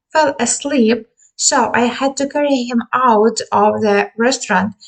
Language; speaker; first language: English; non-native, fluent; Ukrainian